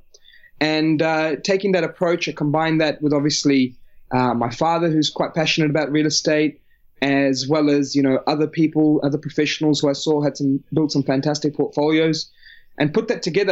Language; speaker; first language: English; native; English